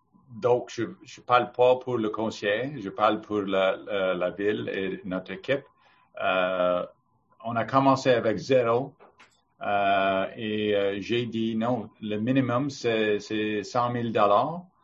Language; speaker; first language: French; non-native, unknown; English